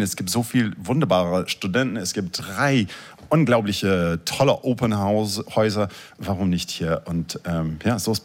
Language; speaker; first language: German; non-native, fluent; English